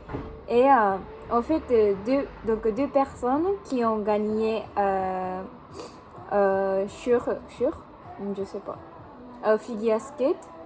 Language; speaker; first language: French; non-native, learner; Japanese